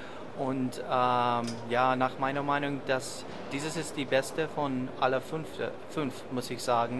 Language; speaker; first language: German; non-native, learner; English